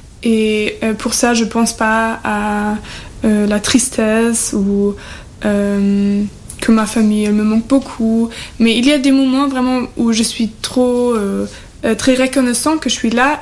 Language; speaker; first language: French; non-native, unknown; German